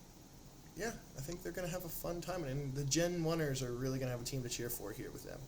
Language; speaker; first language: English; native; English